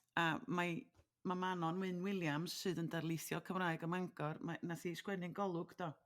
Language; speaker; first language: Welsh; native; Welsh